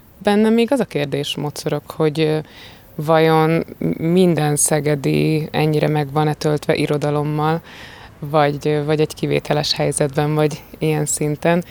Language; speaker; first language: Hungarian; native; Hungarian